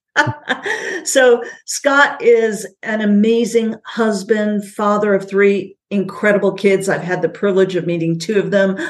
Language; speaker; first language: English; native; English